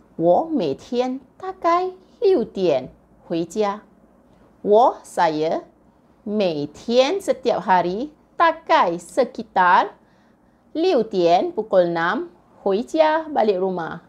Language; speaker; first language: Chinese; non-native, local second language; Malay